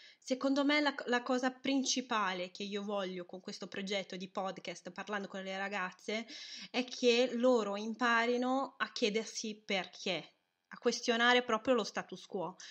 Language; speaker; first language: Italian; non-native, fluent; Portuguese